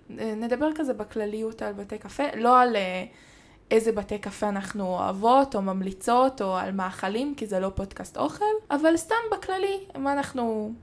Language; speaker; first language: Hebrew; native; Hebrew